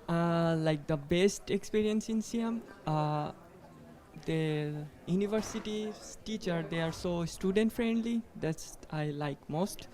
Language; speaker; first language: English; non-native, fluent; Bangla